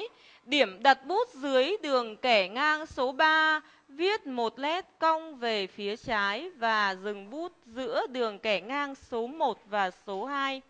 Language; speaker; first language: Vietnamese; native; Vietnamese